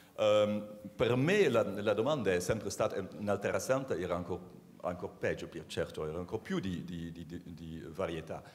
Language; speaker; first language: Italian; non-native, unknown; Dutch